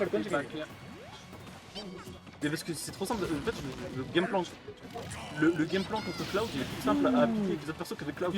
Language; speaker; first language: French; native; French